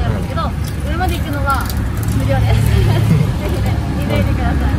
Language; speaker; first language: Japanese; native; Japanese